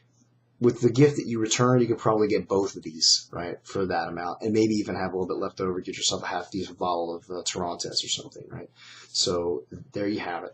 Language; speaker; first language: English; native; English